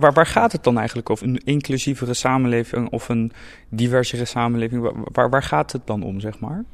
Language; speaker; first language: Dutch; native; Dutch